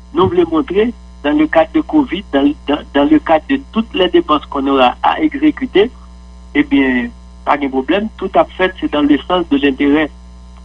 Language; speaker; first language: French; non-native, local second language; Haitian Creole